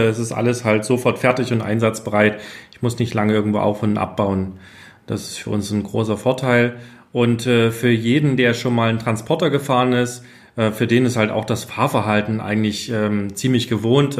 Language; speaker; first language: German; native; German